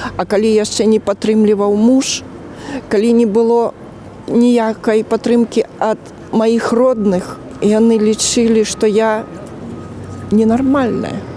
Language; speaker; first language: Belarusian; native; Belarusian